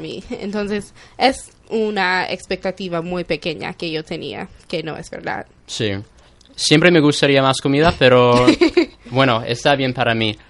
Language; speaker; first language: Spanish; non-native, fluent; English